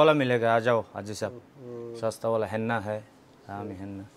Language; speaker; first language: Hindi; non-native, learner; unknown